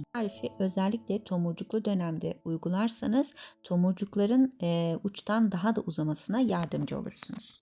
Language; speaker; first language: Turkish; native; Turkish